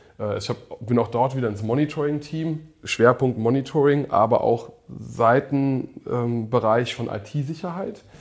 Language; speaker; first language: German; early bilingual, other home language; English